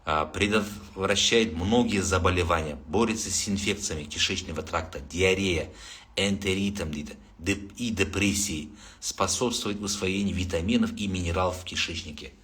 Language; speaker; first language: Russian; non-native, local second language; Kazakh